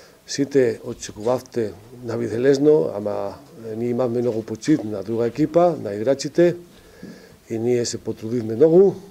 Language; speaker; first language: Macedonian; non-native, fluent; Spanish